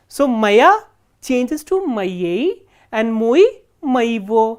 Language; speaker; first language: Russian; non-native, fluent; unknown